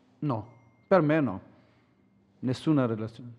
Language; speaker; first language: Italian; non-native, learner; Portuguese